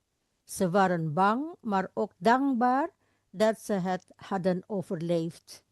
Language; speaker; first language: Dutch; non-native, fluent; Indonesian